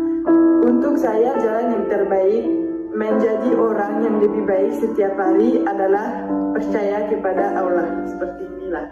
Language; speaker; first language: Indonesian; non-native, fluent; French